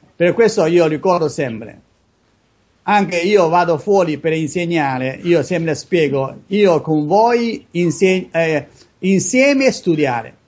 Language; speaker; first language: Italian; non-native, learner; Chinese